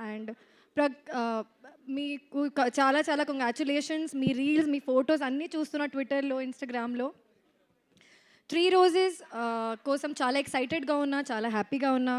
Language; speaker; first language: Telugu; non-native, learner; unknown